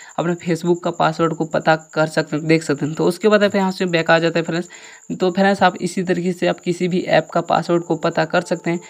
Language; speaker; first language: Hindi; native; Hindi